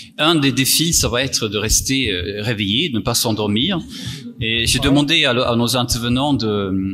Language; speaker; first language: French; non-native, fluent; Swedish